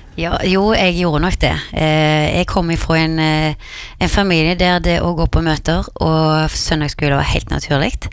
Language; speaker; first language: Norwegian; native; Norwegian